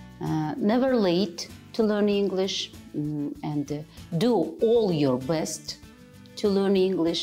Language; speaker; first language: English; non-native, fluent; Kazakh